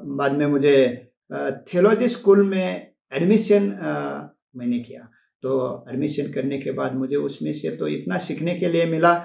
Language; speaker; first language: Hindi; non-native, local second language; Marathi